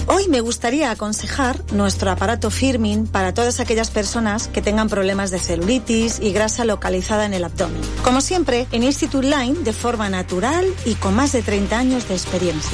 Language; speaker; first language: Spanish; native; Spanish